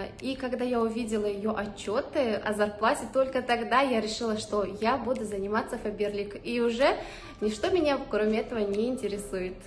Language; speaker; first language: Russian; non-native, local second language; Uzbek